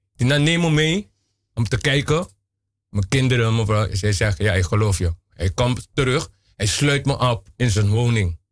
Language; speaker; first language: Dutch; non-native, local second language; Papiamento